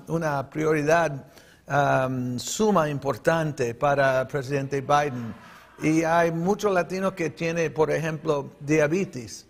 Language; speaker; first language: Spanish; early bilingual, heritage; Spanish